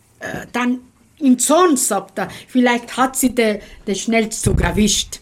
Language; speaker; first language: German; non-native, local second language; Romany